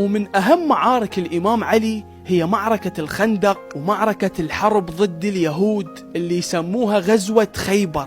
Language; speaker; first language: Arabic; native; Arabic